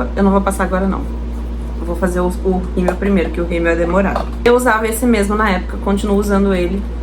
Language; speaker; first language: Portuguese; native; Portuguese